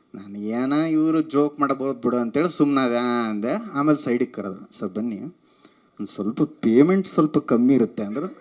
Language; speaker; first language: Kannada; native; Kannada